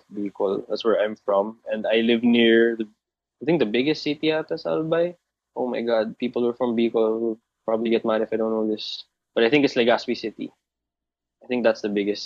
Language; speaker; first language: English; non-native, local second language; Bikol